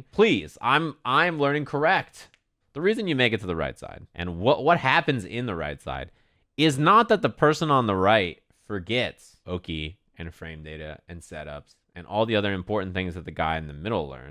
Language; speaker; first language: English; native; English